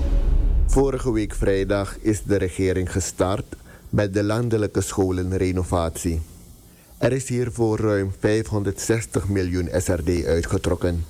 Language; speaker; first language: Dutch; native; Dutch